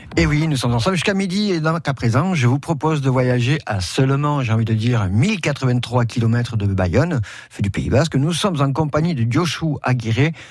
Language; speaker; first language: French; native; French